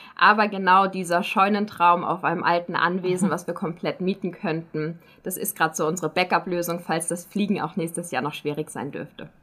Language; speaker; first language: German; native; German